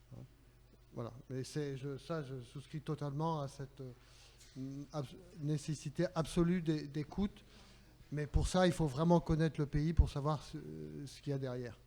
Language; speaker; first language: French; native; French